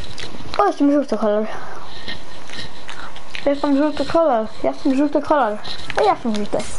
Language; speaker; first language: Polish; early bilingual, heritage; Polish